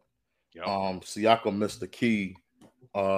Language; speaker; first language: English; native; English